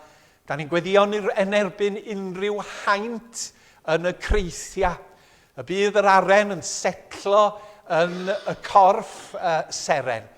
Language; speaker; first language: Welsh; native; Welsh